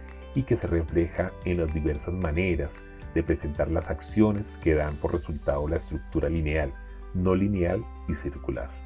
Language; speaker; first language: Spanish; native; Spanish